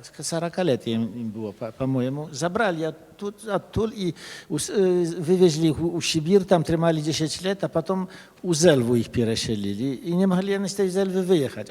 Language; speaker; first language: Polish; early bilingual, other home language; Belarusian